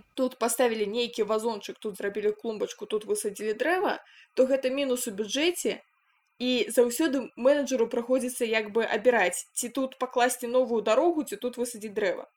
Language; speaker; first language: Belarusian; non-native, local second language; Russian